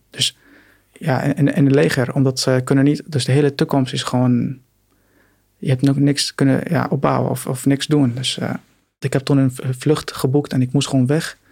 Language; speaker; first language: Dutch; non-native, fluent; Arabic